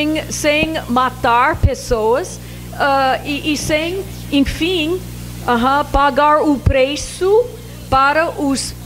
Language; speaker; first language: Portuguese; non-native, fluent; English